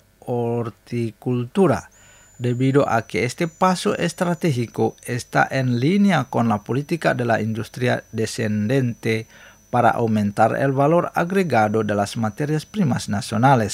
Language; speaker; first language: Spanish; non-native, fluent; Indonesian